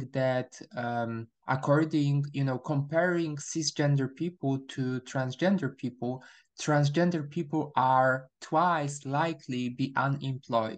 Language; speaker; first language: English; non-native, fluent; Polish